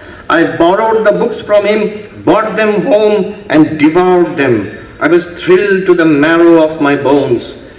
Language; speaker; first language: English; non-native, local second language; Bangla